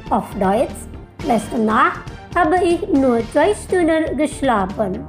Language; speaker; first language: German; non-native, fluent; Indonesian